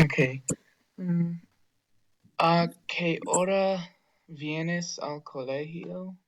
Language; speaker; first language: Spanish; non-native, learner; English